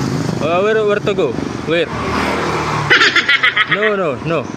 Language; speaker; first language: English; non-native, local second language; Cebuano